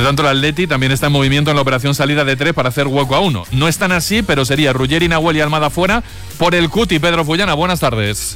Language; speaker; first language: Spanish; native; Spanish